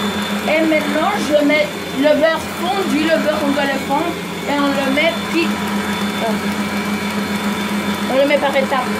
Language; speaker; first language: French; non-native, fluent; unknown